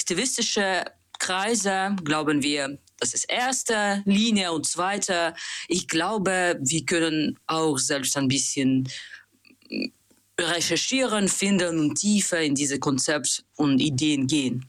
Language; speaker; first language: German; non-native, learner; Russian